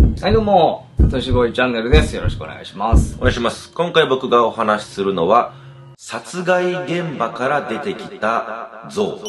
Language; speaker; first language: Japanese; native; Japanese